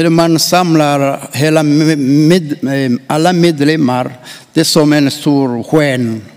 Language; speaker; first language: Swedish; non-native, fluent; Rundi